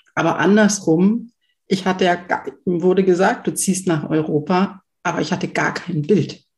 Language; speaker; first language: German; early bilingual, other home language; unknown